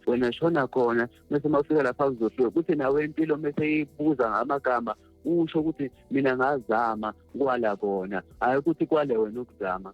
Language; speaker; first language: Zulu; native; Zulu